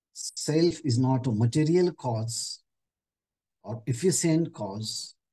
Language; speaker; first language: English; non-native, local second language; Marathi